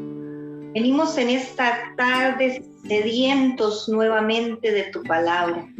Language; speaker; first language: Spanish; native; Spanish